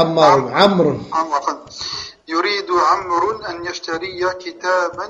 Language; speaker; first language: Arabic; non-native, learner; French